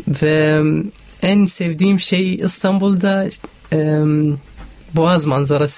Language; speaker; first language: Turkish; non-native, learner; Arabic